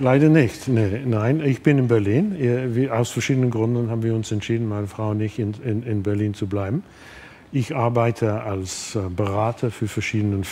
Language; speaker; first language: German; non-native, fluent; English